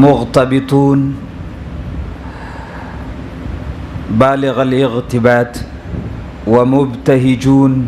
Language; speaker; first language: Arabic; non-native, fluent; Urdu